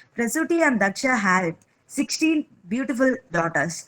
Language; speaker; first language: English; non-native, local second language; Telugu